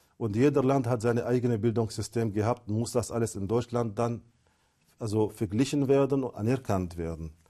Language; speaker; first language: German; non-native, fluent; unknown